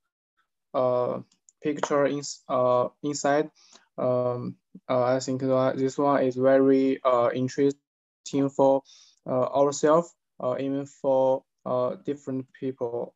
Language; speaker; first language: English; non-native, learner; Chinese